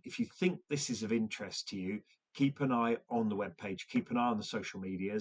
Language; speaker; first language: English; native; English